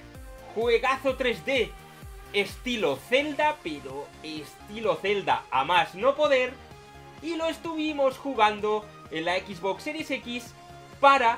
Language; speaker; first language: Spanish; native; Spanish